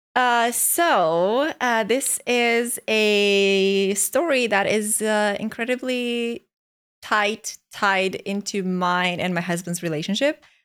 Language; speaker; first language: English; non-native, fluent; Romanian